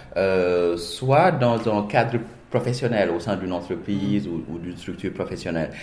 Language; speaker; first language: French; non-native, local second language; Wolof